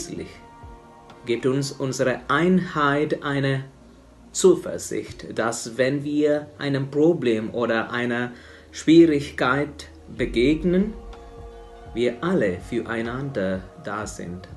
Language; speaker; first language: German; non-native, fluent; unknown